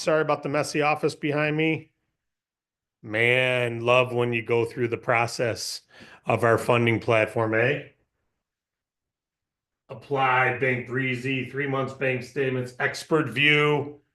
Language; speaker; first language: English; native; English